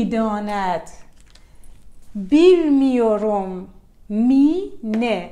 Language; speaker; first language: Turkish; non-native, learner; Persian